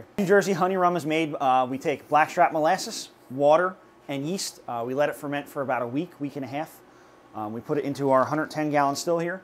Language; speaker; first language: English; native; English